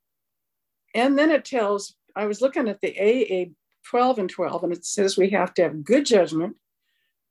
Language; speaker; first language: English; native; English